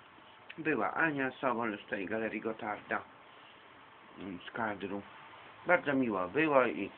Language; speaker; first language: Polish; native; Polish